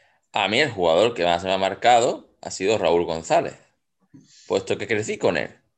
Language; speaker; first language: Spanish; native; Spanish